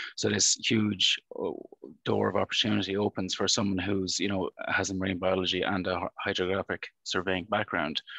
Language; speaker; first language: English; native; English